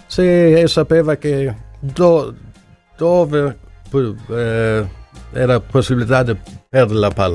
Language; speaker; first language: Italian; non-native, learner; Swedish